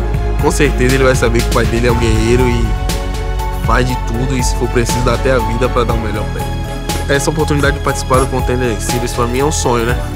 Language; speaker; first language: Portuguese; native; Portuguese